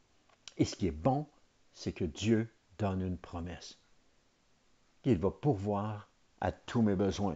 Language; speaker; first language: French; native; French